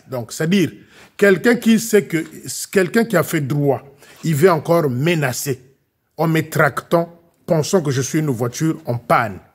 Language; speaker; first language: French; non-native, local second language; Lingala